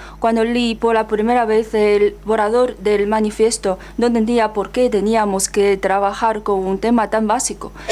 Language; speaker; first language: Spanish; non-native, fluent; Chinese